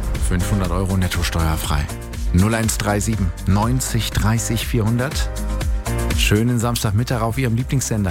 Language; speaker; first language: German; native; German